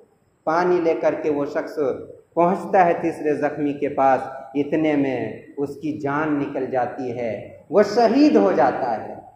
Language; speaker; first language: Urdu; native; Urdu